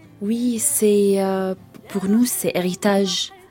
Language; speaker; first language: French; non-native, fluent; Arabic